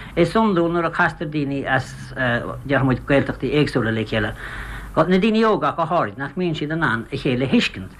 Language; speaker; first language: Irish; native; Irish